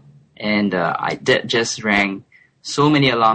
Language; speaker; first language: English; native; English